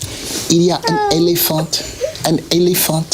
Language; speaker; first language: French; non-native, fluent; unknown